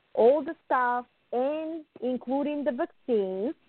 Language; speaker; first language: English; non-native, fluent; Bulgarian